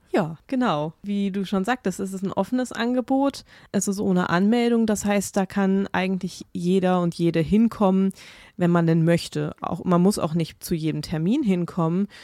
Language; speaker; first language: German; native; German